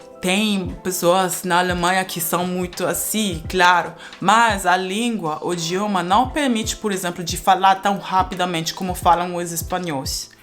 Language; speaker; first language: Portuguese; non-native, fluent; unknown